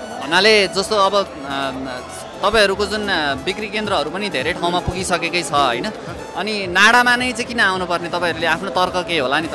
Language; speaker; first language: Nepali; native; Nepali